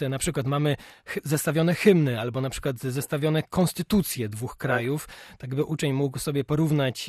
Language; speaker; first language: Polish; native; Polish